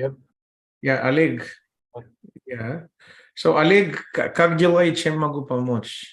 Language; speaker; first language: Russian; non-native, fluent; Telugu